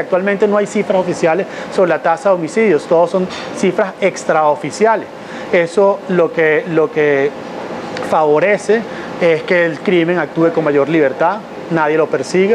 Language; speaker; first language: Spanish; native; Spanish